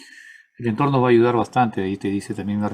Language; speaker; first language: Spanish; native; Spanish